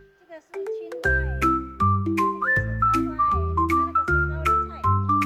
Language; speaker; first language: Chinese; non-native, learner; Filipino